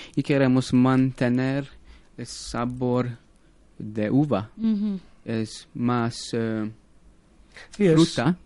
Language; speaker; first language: Spanish; non-native, learner; Hungarian